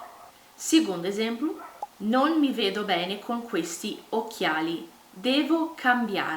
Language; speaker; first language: Italian; non-native, fluent; Portuguese